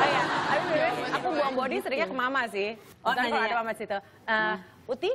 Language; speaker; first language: Indonesian; native; Indonesian